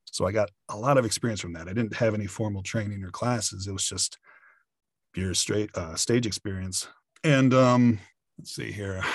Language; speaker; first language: English; native; English